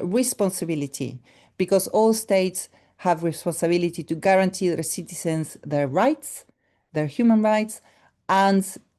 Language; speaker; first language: English; non-native, fluent; Spanish